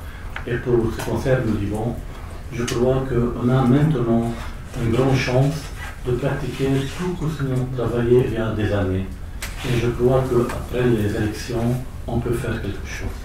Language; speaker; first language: French; non-native, local second language; Arabic